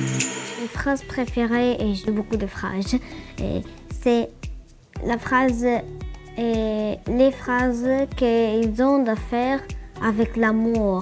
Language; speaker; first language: French; non-native, learner; Greek